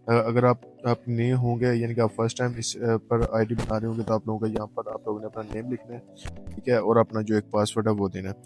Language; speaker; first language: Urdu; native; Urdu